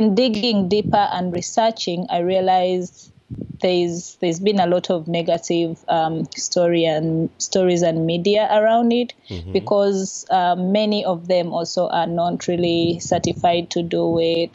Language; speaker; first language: English; non-native, local second language; Ganda